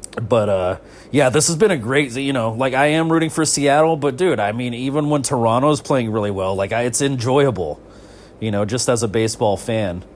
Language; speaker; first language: English; native; English